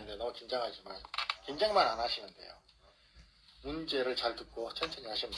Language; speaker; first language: Korean; native; Korean